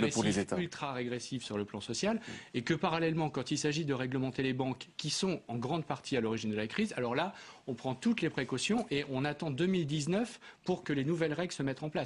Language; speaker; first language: French; native; French